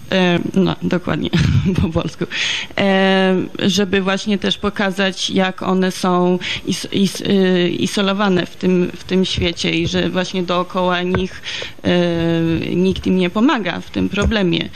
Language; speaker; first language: Polish; early bilingual, heritage; Polish